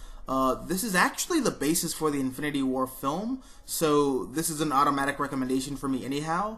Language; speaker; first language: English; native; English